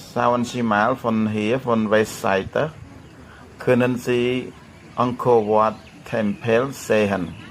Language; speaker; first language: German; non-native, learner; Khmer